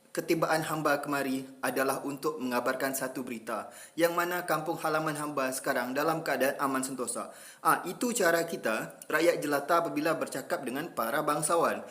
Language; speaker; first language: Malay; native; Malay